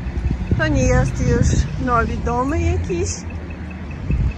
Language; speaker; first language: Polish; non-native, fluent; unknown